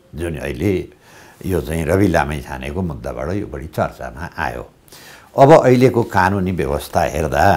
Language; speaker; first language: Nepali; native; Nepali